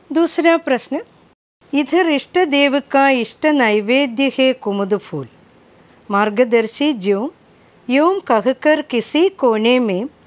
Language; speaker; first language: Hindi; non-native, local second language; Malayalam